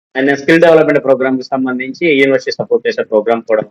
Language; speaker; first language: Telugu; native; Telugu